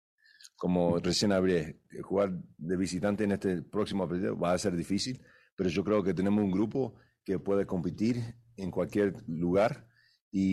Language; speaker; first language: Spanish; early bilingual, heritage; English